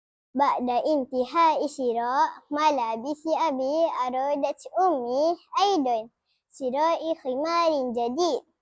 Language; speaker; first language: Arabic; non-native, learner; Malay